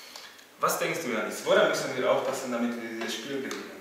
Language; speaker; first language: German; native; German